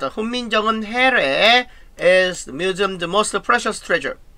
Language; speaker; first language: English; non-native, fluent; Korean